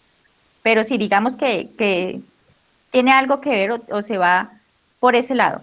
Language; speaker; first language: Spanish; native; Spanish